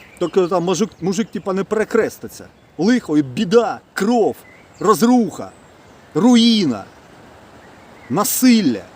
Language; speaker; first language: Ukrainian; non-native, local second language; Russian